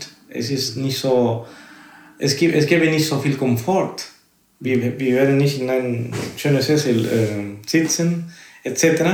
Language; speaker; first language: German; non-native, fluent; Spanish